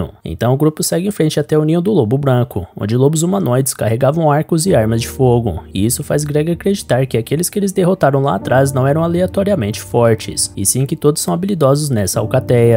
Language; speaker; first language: Portuguese; native; Portuguese